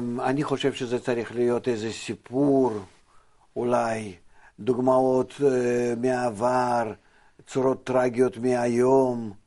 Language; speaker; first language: Hebrew; non-native, fluent; Russian